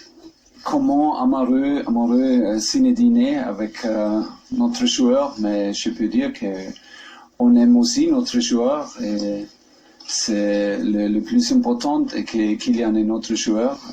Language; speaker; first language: French; non-native, learner; German